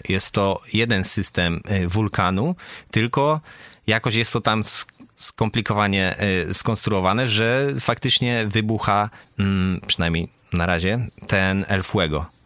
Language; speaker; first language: Polish; native; Polish